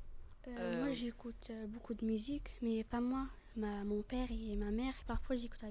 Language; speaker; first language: French; early bilingual, other home language; Arabic